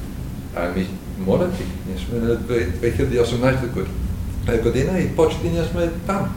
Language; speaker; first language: Bulgarian; non-native, learner; English